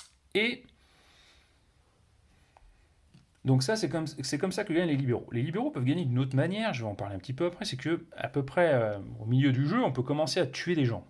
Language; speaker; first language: French; native; French